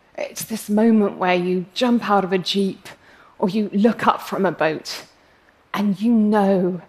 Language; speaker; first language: English; native; English